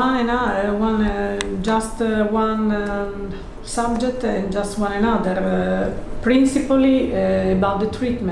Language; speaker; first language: English; non-native, learner; Italian